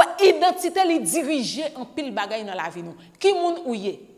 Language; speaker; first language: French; non-native, learner; Haitian Creole